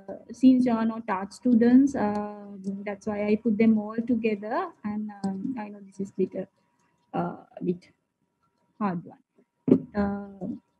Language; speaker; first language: English; non-native, local second language; Sinhala